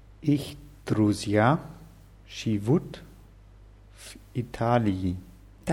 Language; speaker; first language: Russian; non-native, learner; German